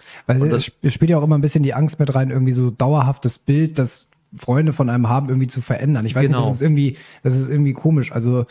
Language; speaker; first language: German; native; German